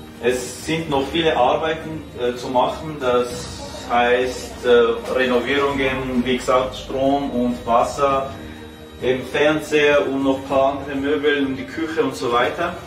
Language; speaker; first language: German; non-native, learner; Armenian